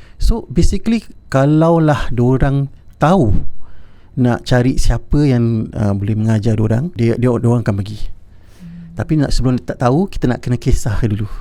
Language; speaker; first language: Malay; native; Malay